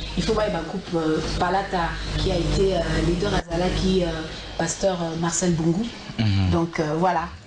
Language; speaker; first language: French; non-native, local second language; Lingala